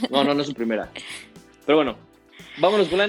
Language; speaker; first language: Spanish; native; Spanish